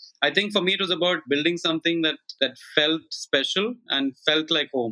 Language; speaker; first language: English; non-native, local second language; Malayalam